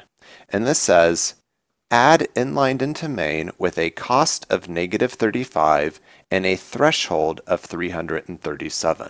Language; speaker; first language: English; native; English